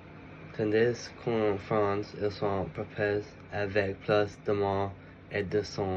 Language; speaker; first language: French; non-native, learner; English